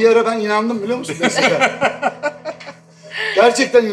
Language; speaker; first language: Turkish; native; Turkish